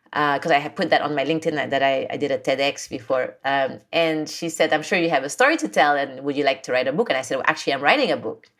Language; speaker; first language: English; non-native, local second language; French